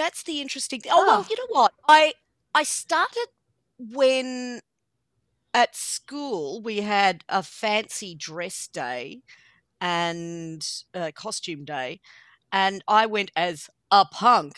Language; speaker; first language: English; native; English